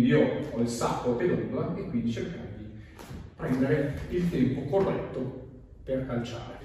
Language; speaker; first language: Italian; native; Italian